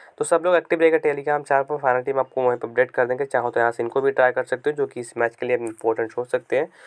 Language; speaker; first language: Hindi; native; Hindi